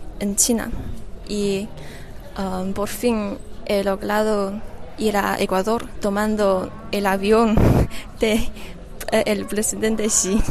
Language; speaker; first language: Spanish; non-native, learner; Chinese